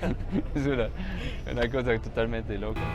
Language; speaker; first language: Spanish; non-native, fluent; German